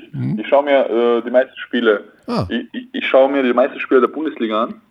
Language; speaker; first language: German; native; German